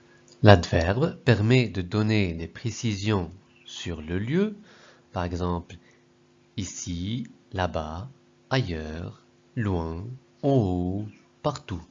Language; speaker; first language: French; non-native, local second language; Arabic